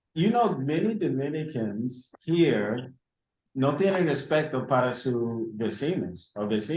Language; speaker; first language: Spanish; early bilingual, heritage; English